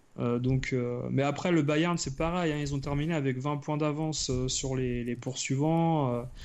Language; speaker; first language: French; native; French